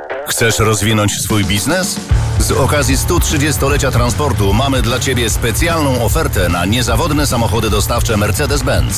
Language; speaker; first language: Polish; native; Polish